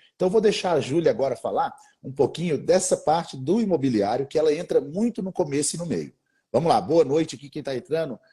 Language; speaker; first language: Portuguese; native; Portuguese